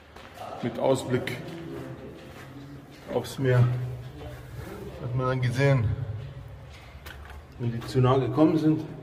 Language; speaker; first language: German; early bilingual, other home language; Bosnian